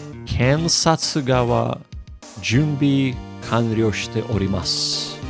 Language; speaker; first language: Japanese; non-native, learner; English